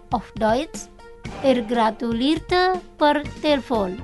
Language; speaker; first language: German; non-native, fluent; Indonesian